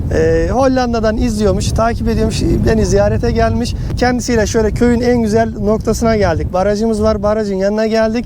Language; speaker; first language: Turkish; native; Turkish